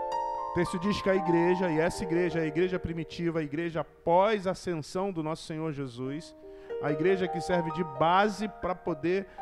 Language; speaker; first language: Portuguese; native; Portuguese